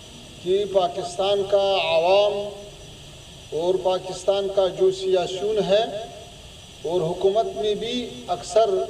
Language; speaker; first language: Hindi; non-native, fluent; Pashto